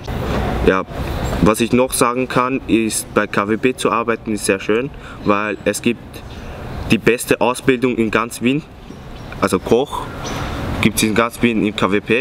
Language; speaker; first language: German; non-native, fluent; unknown